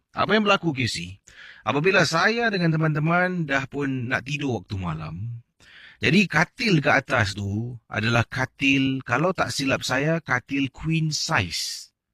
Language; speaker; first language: Malay; native; Malay